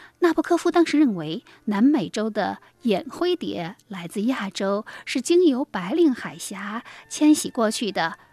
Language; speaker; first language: Chinese; native; Chinese